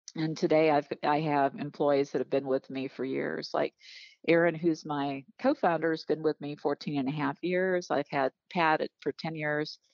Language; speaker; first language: English; native; English